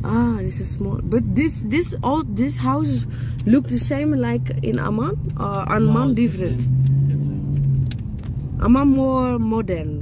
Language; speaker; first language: English; non-native, fluent; Dutch